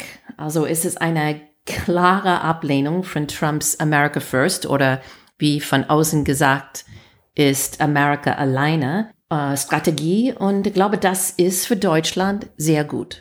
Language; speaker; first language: German; non-native, fluent; English